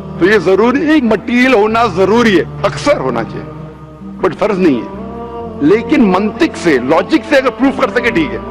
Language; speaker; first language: Hindi; non-native, local second language; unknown